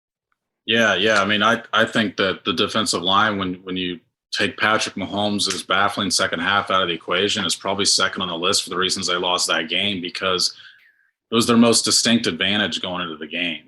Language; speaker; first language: English; native; English